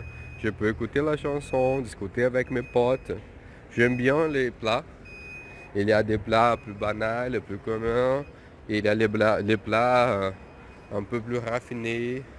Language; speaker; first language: French; non-native, fluent; Portuguese